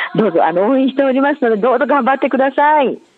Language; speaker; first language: Japanese; native; Japanese